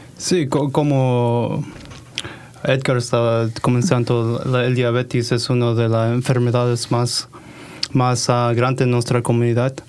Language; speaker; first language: Spanish; early bilingual, heritage; Spanish